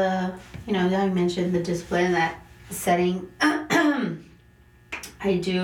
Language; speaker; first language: English; early bilingual, other home language; Spanish